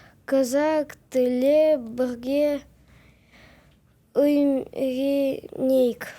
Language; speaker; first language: Kazakh; non-native, local second language; Russian